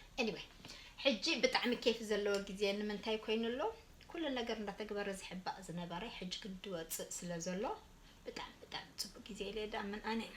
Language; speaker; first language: Tigrinya; early bilingual, heritage; Tigrinya